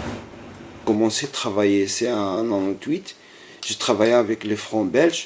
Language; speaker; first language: French; non-native, learner; Arabic